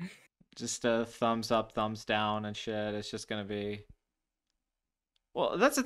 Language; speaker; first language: English; native; English